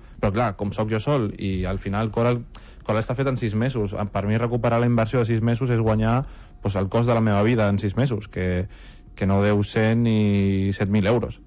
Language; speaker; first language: Catalan; non-native, local second language; Spanish